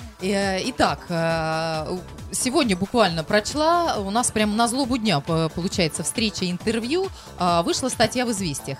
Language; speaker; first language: Russian; native; Russian